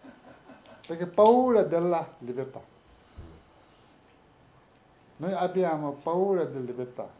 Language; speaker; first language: Italian; non-native, learner; Tibetan